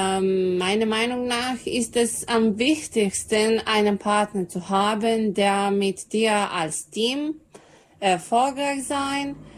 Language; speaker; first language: German; non-native, learner; Serbian